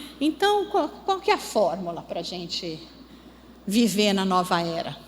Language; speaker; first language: Portuguese; native; Portuguese